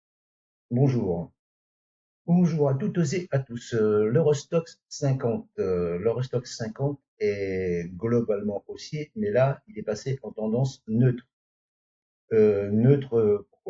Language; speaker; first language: French; native; French